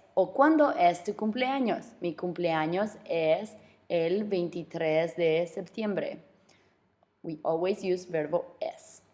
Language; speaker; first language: Spanish; non-native, fluent; English